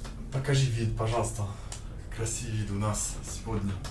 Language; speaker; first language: Russian; non-native, learner; French